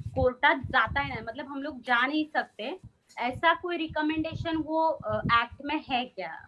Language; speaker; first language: Hindi; non-native, local second language; Marathi